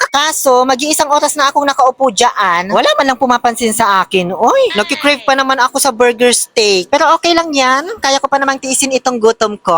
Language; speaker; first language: Filipino; non-native, local second language; Pangasinan